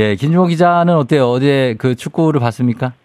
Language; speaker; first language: Korean; native; Korean